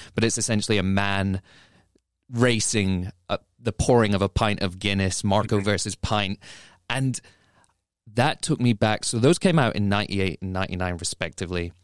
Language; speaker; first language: English; native; English